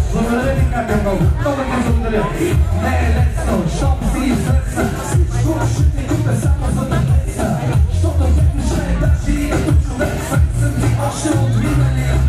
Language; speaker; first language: Bulgarian; native; Bulgarian